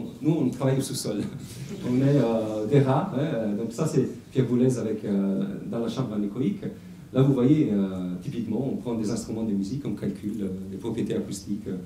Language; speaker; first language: French; non-native, fluent; Italian